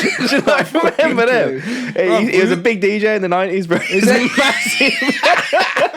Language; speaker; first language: English; native; English